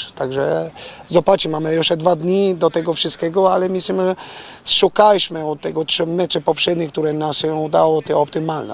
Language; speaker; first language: Polish; non-native, fluent; Albanian